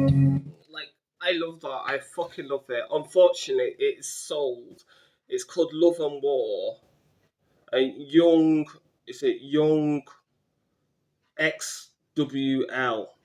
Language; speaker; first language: English; native; English